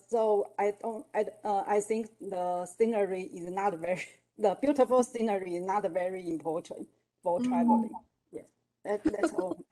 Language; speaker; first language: English; non-native, learner; Chinese